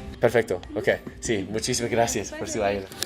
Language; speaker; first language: Spanish; non-native, learner; English